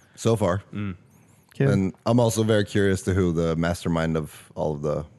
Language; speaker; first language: English; non-native, fluent; Norwegian